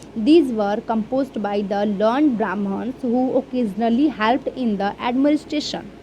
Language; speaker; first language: English; non-native, local second language; Hindi